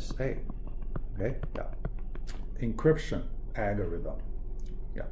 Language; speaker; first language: English; non-native, fluent; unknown